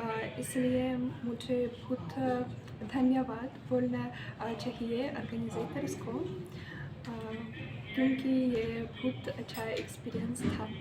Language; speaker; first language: Hindi; non-native, learner; Russian